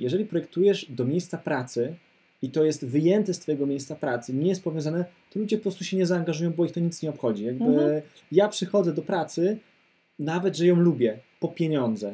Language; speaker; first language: Polish; native; Polish